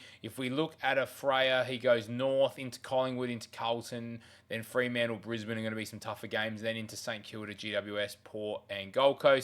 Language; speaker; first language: English; native; English